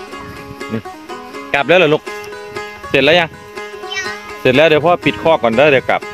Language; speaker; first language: Thai; non-native, local second language; Northeastern Thai